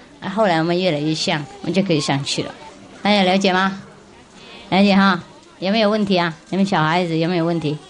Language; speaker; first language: Chinese; non-native, fluent; Vietnamese